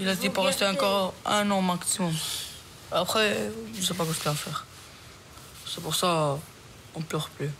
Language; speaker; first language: French; early bilingual, other home language; Romanian